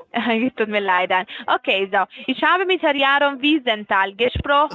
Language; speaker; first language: German; non-native, fluent; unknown